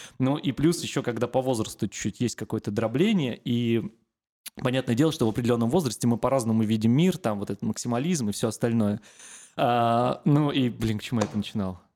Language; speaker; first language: Russian; native; Russian